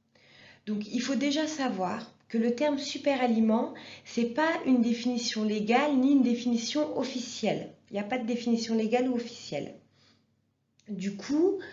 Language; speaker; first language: French; native; French